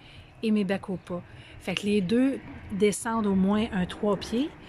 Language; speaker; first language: French; native; French